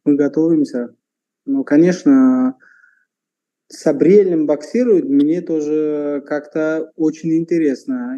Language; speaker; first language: Russian; non-native, local second language; Uzbek